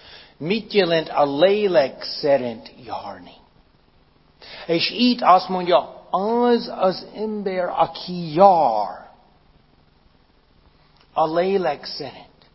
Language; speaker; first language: Hungarian; non-native, fluent; English